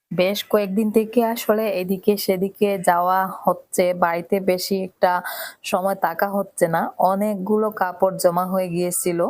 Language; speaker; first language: Bangla; native; Bangla